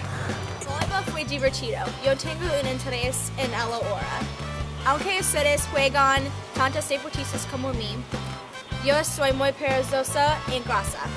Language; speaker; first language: Spanish; non-native, learner; English